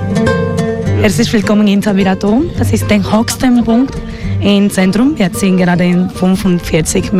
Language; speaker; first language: German; non-native, learner; Spanish